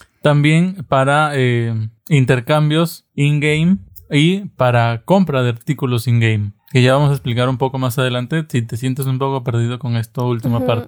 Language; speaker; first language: Spanish; native; Spanish